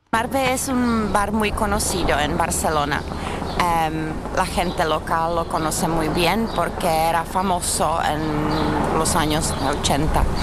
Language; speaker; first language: Spanish; non-native, fluent; Czech